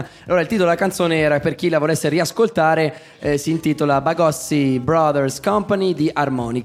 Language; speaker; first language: Italian; native; Italian